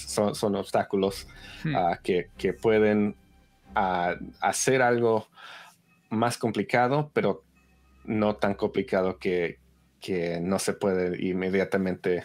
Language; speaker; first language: Spanish; early bilingual, heritage; Spanish